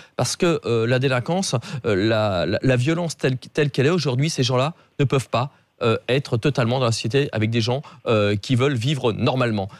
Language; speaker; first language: French; native; French